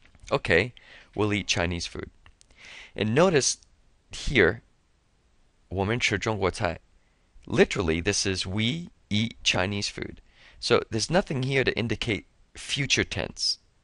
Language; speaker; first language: English; native; English